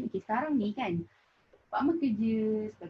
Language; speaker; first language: Malay; native; Malay